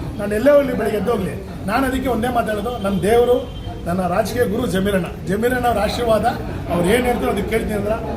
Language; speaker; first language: Kannada; non-native, local second language; Tamil